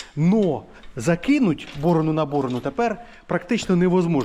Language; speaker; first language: Russian; non-native, local second language; Ukrainian